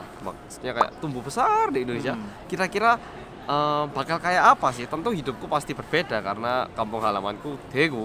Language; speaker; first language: Indonesian; early bilingual, other home language; Korean